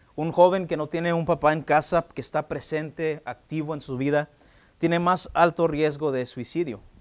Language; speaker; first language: Spanish; early bilingual, heritage; Spanish